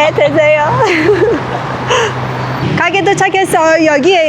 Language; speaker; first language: Korean; non-native, learner; Persian